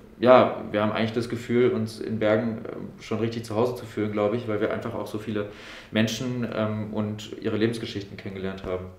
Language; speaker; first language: German; native; German